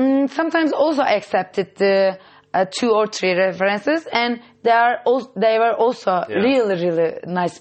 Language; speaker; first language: English; non-native, fluent; Turkish